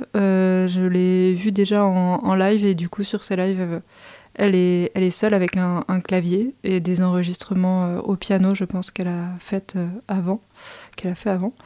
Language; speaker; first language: French; native; French